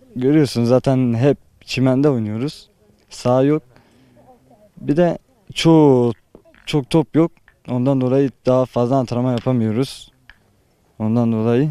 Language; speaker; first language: Turkish; native; Turkish